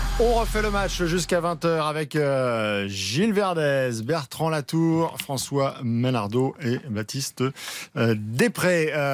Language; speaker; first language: French; native; French